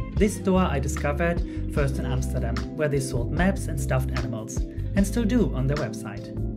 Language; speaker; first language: English; non-native, fluent; Dutch